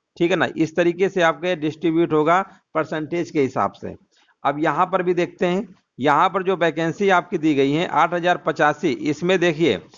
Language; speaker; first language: Hindi; native; Hindi